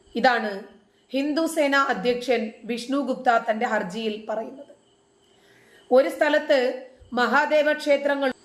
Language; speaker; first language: Malayalam; native; Malayalam